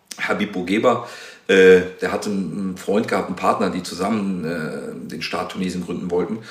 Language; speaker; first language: German; native; German